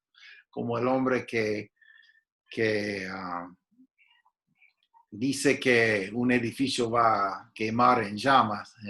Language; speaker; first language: Spanish; non-native, fluent; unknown